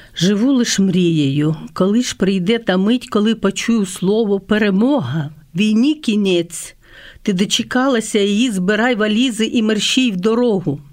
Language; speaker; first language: Ukrainian; non-native, local second language; Russian